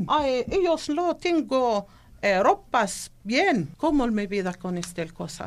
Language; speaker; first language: Spanish; non-native, learner; Arabic